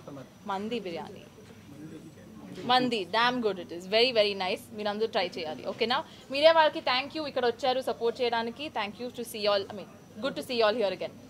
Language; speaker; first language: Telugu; non-native, learner; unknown